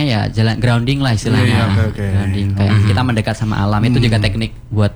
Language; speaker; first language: Indonesian; non-native, local second language; Javanese